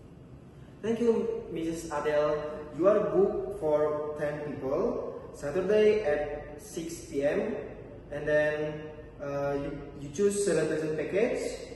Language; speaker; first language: English; non-native, learner; Indonesian